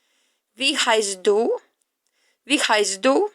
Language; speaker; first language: German; non-native, fluent; Latvian